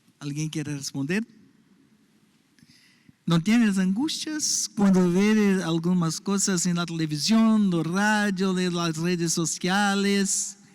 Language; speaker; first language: Spanish; non-native, learner; Portuguese